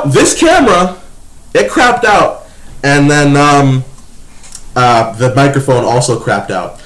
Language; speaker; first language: English; native; English